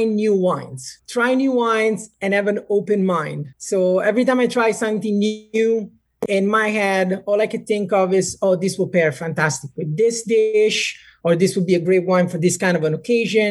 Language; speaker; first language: English; non-native, fluent; Italian